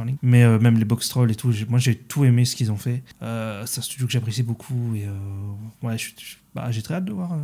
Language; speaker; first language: French; native; French